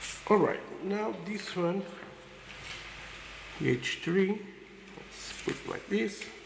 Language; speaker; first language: English; non-native, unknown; Portuguese